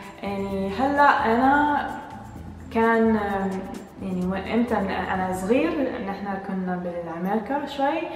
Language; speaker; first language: Arabic; non-native, learner; English